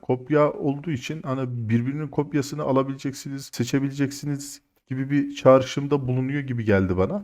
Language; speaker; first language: Turkish; native; Turkish